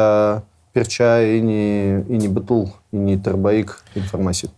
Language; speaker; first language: Indonesian; non-native, learner; Russian